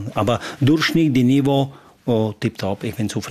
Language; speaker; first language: German; non-native, learner; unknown